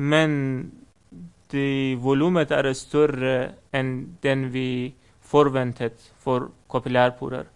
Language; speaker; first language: Norwegian; non-native, fluent; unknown